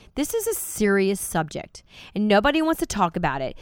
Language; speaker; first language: English; native; English